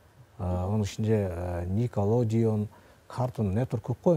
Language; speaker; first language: Kazakh; native; Kazakh